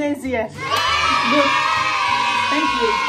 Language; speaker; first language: English; non-native, learner; Indonesian